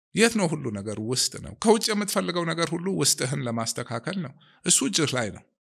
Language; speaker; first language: Amharic; native; Amharic